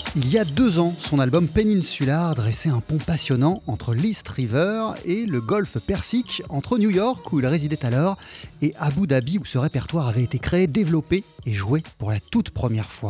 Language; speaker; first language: French; native; French